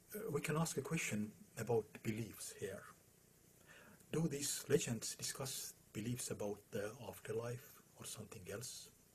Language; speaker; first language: English; non-native, fluent; Estonian